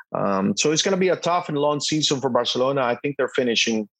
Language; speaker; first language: English; non-native, fluent; Spanish